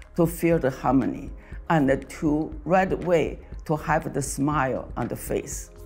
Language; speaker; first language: English; non-native, fluent; Chinese